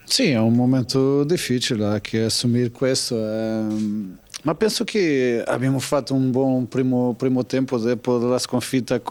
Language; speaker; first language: Italian; non-native, fluent; Portuguese